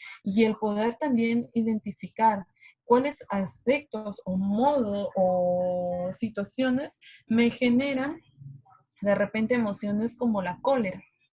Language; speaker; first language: Spanish; native; Spanish